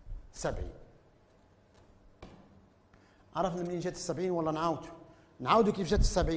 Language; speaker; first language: Arabic; native; Arabic